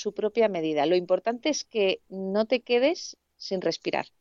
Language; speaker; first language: Spanish; native; Spanish